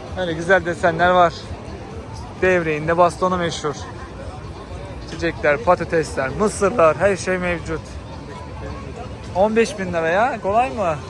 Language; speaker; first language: Turkish; native; Turkish